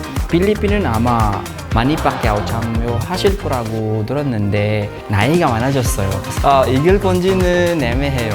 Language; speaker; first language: Korean; non-native, learner; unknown